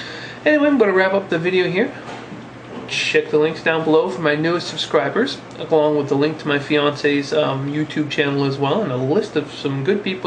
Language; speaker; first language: English; native; English